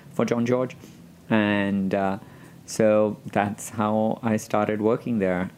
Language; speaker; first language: English; non-native, local second language; Gujarati